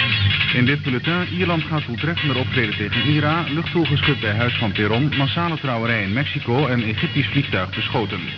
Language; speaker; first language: Dutch; native; Dutch